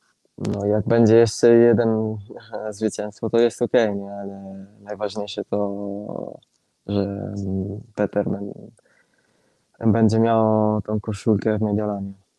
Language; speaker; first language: Polish; non-native, fluent; Italian